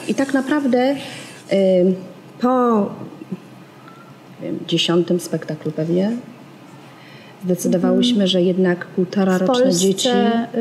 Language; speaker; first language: Polish; native; Polish